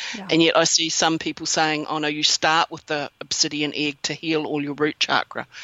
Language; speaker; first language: English; native; English